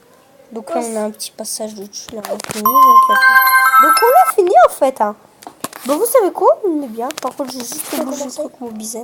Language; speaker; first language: French; native; French